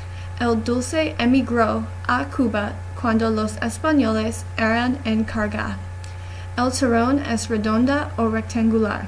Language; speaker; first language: Spanish; non-native, learner; English